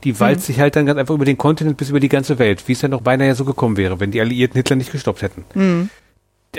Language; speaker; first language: German; native; German